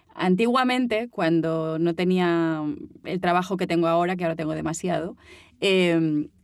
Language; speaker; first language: Spanish; native; Spanish